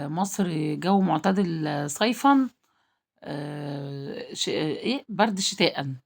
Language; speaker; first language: Arabic; native; Arabic